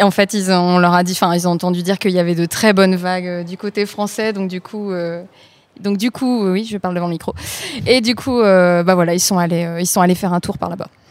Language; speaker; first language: French; native; French